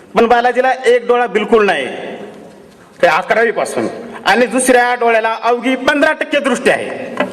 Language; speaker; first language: Marathi; non-native, local second language; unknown